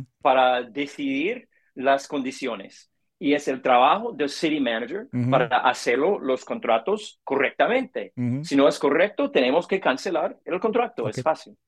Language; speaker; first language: Spanish; non-native, learner; English